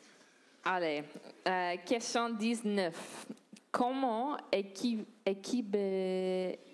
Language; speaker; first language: French; non-native, learner; English